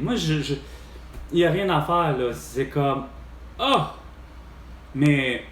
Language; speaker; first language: French; native; French